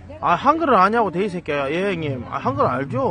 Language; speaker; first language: Korean; native; Korean